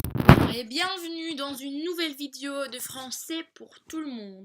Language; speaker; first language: French; non-native, learner; Dutch